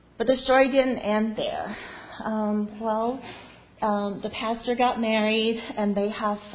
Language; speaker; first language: English; non-native, fluent; Chinese